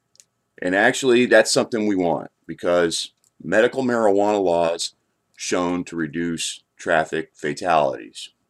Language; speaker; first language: English; native; English